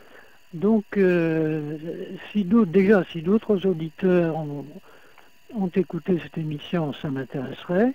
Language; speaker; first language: French; native; French